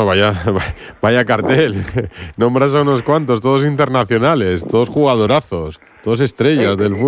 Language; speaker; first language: Spanish; native; Spanish